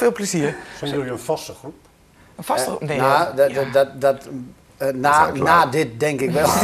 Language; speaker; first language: Dutch; native; Dutch